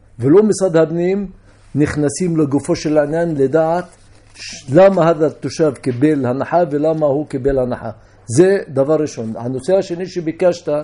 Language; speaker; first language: Hebrew; non-native, local second language; Arabic